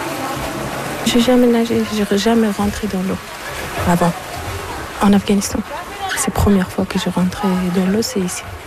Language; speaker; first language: French; non-native, learner; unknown